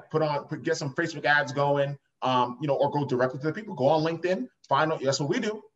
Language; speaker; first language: English; native; English